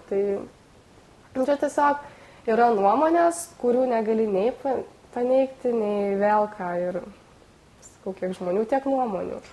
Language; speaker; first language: Lithuanian; native; Lithuanian